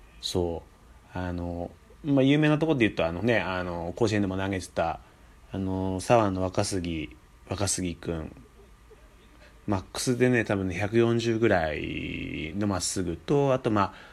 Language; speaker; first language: Japanese; native; Japanese